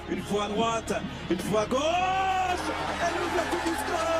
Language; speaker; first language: French; native; French